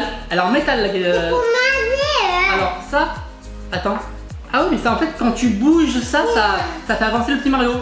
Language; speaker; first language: French; native; French